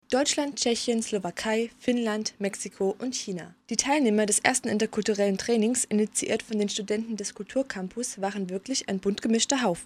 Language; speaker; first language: German; native; German